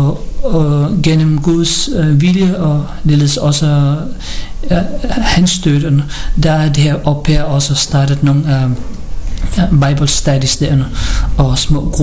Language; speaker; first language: Danish; early bilingual, other home language; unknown